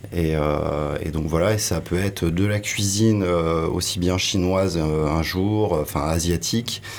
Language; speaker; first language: French; native; French